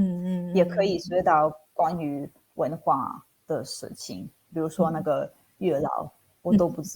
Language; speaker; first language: Chinese; non-native, fluent; Italian